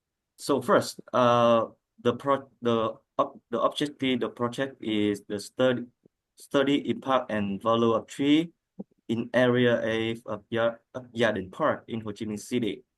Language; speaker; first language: English; non-native, learner; Vietnamese